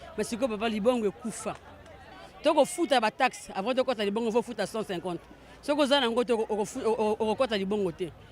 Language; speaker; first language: Lingala; native; Lingala